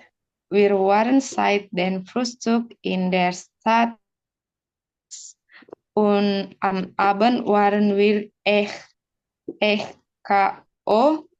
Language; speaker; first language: German; non-native, learner; Indonesian